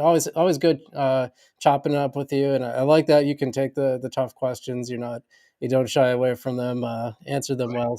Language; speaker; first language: English; native; English